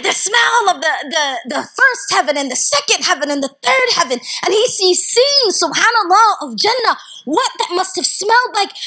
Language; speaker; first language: English; native; English